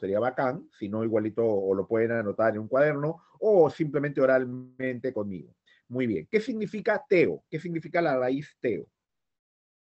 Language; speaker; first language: Spanish; native; Spanish